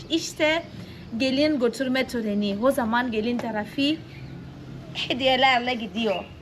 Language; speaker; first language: Turkish; non-native, fluent; Portuguese